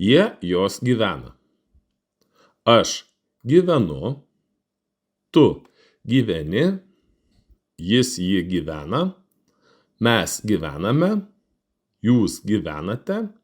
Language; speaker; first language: Lithuanian; non-native, fluent; Russian